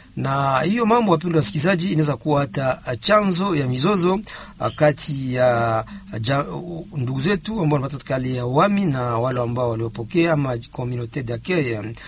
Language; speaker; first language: Swahili; native; Swahili